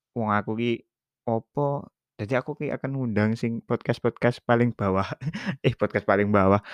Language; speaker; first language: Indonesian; native; Indonesian